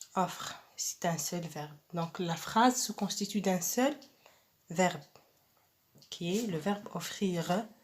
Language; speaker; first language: French; non-native, local second language; Arabic